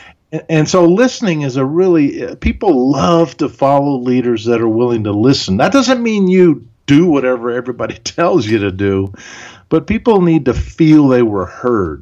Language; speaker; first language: English; early bilingual, other home language; German